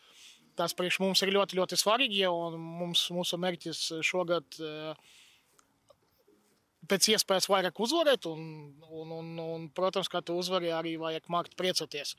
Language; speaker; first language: Latvian; non-native, local second language; Russian